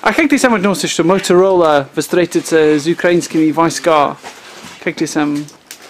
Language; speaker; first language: Russian; non-native, learner; English